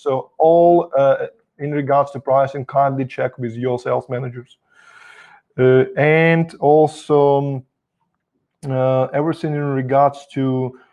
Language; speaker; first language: English; non-native, fluent; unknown